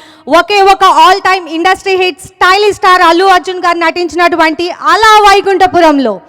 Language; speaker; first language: Telugu; native; Telugu